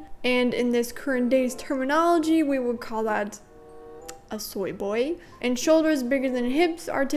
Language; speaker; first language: English; native; English